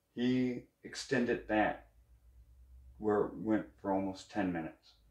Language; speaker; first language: English; native; English